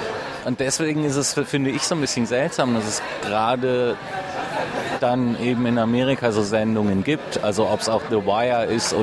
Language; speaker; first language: German; native; German